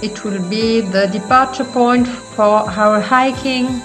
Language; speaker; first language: English; non-native, learner; French